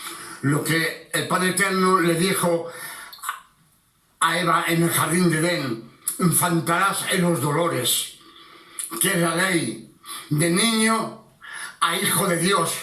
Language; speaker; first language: Spanish; non-native, fluent; French